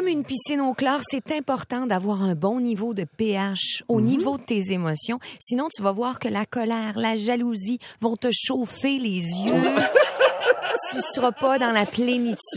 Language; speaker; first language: French; native; French